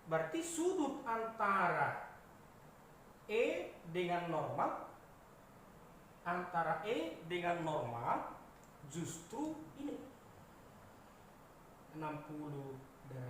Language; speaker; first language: Indonesian; native; Indonesian